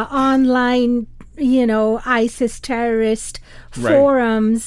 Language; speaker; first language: English; non-native, local second language; Urdu